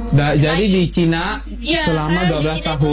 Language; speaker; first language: Indonesian; non-native, fluent; German